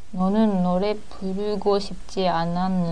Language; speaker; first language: Korean; non-native, learner; Japanese